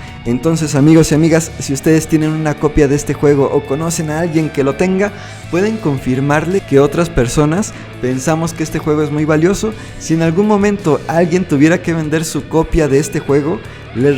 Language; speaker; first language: Spanish; native; Spanish